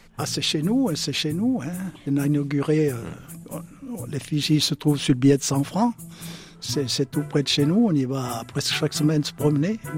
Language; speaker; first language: French; native; French